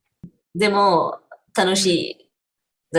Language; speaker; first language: Japanese; non-native, learner; Swedish